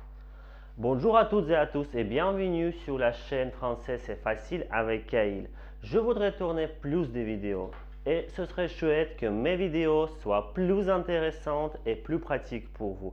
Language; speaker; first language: French; non-native, fluent; Russian